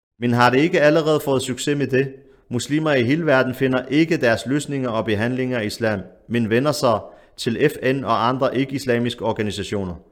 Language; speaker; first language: Danish; early bilingual, other home language; Arabic